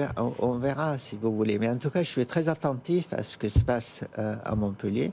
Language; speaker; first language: French; non-native, fluent; Arabic